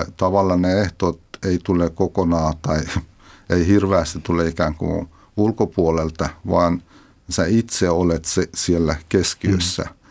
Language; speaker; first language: Finnish; non-native, fluent; Persian